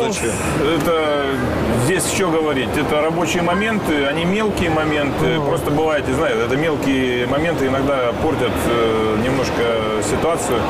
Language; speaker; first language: Russian; native; Russian